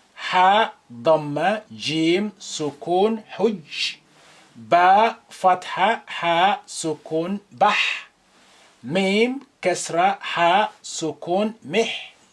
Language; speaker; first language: Arabic; non-native, fluent; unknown